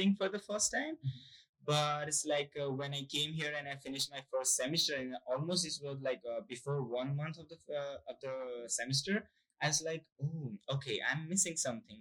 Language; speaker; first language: English; non-native, local second language; Gujarati